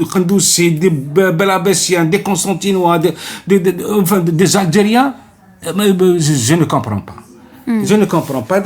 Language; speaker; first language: French; non-native, local second language; Arabic